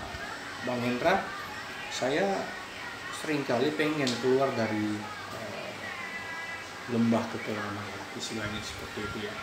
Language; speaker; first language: Indonesian; native; Indonesian